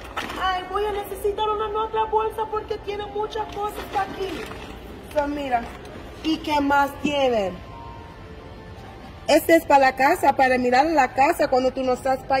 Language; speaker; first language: Spanish; early bilingual, heritage; English